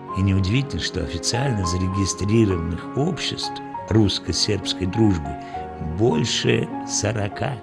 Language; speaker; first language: Russian; native; Russian